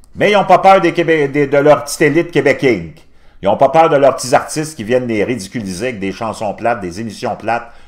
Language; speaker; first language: French; native; French